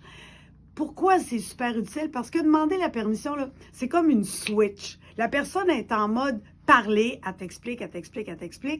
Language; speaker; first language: French; native; French